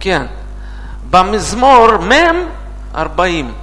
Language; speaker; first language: Hebrew; non-native, fluent; Russian